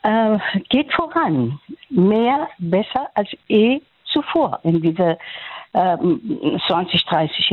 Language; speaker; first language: German; non-native, fluent; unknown